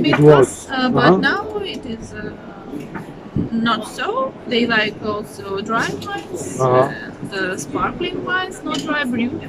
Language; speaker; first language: English; non-native, fluent; Russian